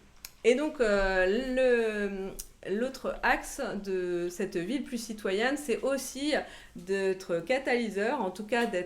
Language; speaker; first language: French; native; French